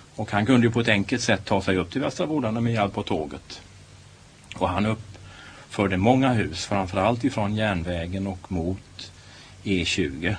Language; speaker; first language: Swedish; native; Swedish